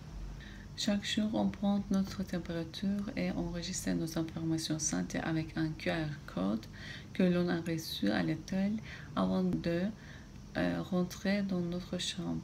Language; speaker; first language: French; non-native, fluent; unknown